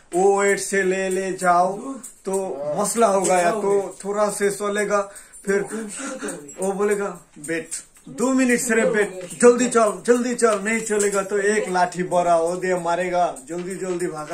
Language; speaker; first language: Hindi; non-native, learner; Bangla